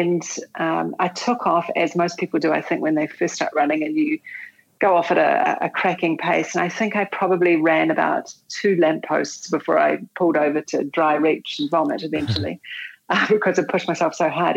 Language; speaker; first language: English; native; English